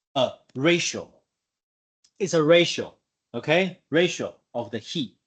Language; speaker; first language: English; non-native, fluent; Chinese